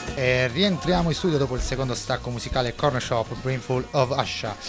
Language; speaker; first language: Italian; non-native, fluent; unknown